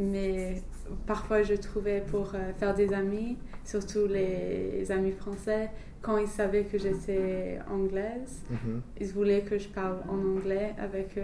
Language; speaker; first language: French; non-native, fluent; English